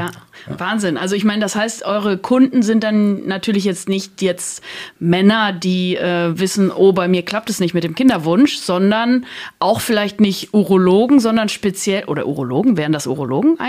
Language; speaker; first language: German; native; German